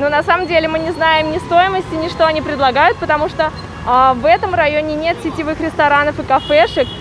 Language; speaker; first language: Russian; native; Russian